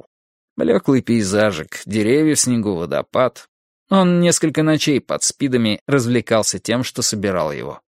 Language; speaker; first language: Russian; native; Russian